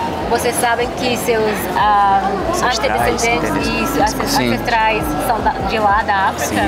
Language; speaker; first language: Portuguese; non-native, fluent; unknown